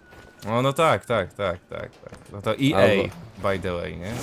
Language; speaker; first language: Polish; native; Polish